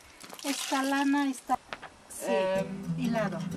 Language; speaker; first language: Spanish; non-native, local second language; Quechua